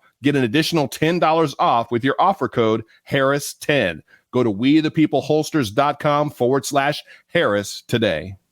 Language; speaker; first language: English; native; English